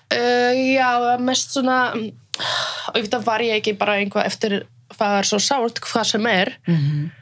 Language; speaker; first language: Icelandic; non-native, fluent; Polish